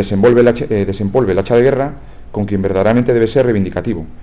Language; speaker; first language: Spanish; native; Spanish